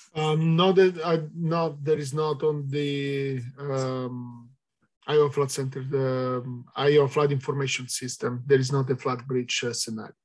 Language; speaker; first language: English; non-native, fluent; Italian